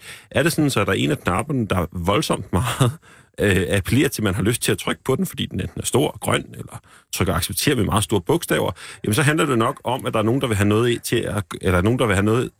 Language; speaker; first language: Danish; native; Danish